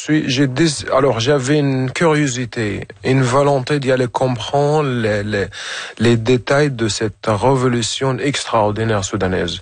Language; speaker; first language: French; non-native, fluent; Arabic